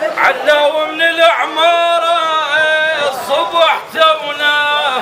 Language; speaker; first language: Arabic; native; Arabic